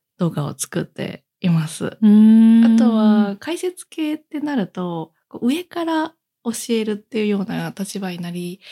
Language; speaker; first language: Japanese; native; Japanese